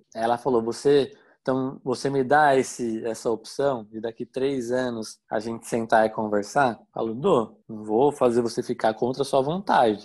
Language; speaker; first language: Portuguese; native; Portuguese